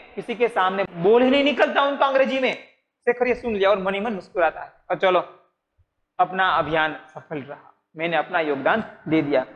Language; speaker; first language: Hindi; non-native, local second language; Gujarati